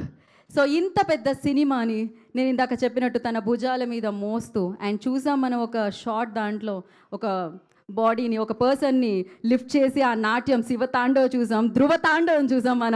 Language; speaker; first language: Telugu; native; Telugu